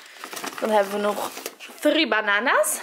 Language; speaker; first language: Dutch; native; Dutch